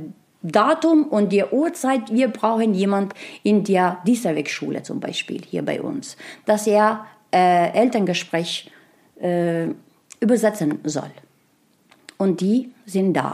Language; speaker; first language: German; non-native, learner; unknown